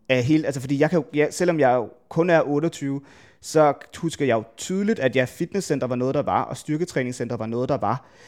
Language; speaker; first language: Danish; native; Danish